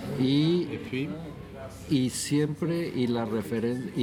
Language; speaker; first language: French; non-native, learner; Spanish